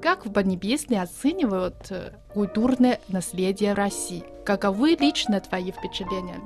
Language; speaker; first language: Russian; non-native, fluent; Chinese